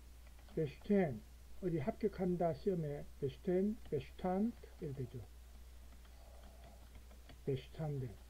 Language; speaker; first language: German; non-native, learner; Korean